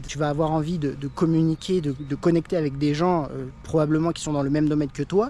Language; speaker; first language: French; native; French